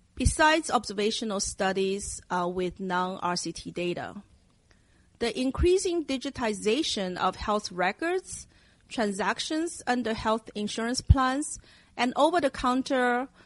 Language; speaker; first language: English; non-native, fluent; Chinese